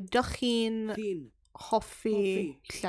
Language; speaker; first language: Welsh; non-native, learner; English